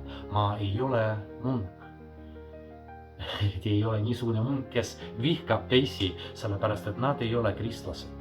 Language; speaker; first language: Estonian; non-native, fluent; Russian